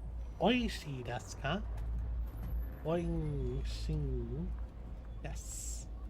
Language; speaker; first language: Japanese; non-native, learner; English